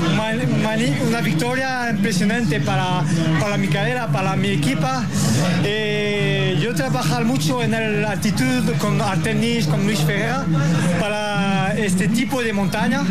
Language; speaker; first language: Portuguese; non-native, learner; Spanish